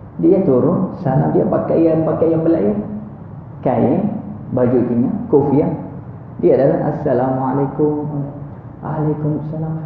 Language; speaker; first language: Malay; non-native, fluent; Arabic